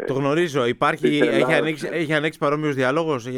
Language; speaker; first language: Greek; native; Greek